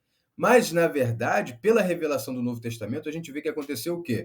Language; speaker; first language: Portuguese; native; Portuguese